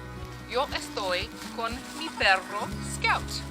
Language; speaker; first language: Spanish; non-native, fluent; English